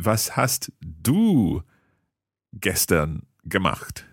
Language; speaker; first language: German; non-native, learner; English